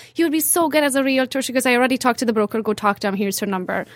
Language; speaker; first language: English; non-native, fluent; Hungarian